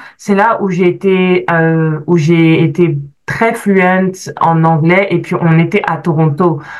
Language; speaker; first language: French; native; French